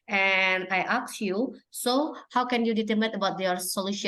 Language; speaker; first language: English; non-native, learner; Indonesian